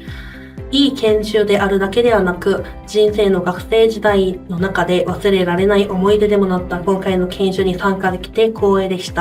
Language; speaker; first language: Japanese; non-native, fluent; Korean